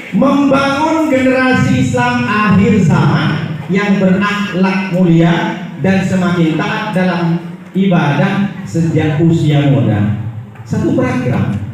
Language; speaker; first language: Indonesian; non-native, local second language; Madurese